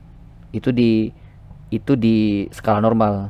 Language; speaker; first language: Indonesian; native; Indonesian